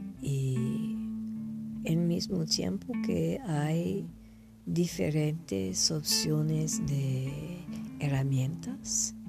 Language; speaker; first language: Spanish; non-native, fluent; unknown